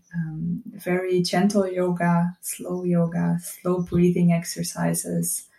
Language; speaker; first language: English; non-native, fluent; Dutch